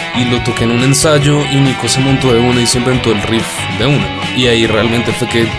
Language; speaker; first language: Spanish; native; Spanish